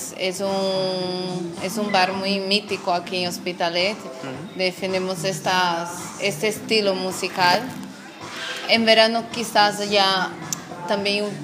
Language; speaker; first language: Spanish; non-native, fluent; Portuguese